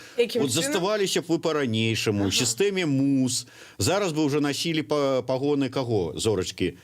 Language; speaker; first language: Belarusian; non-native, local second language; Russian